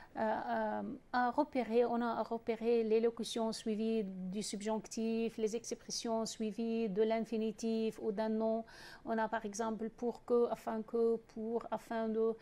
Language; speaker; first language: French; non-native, fluent; Arabic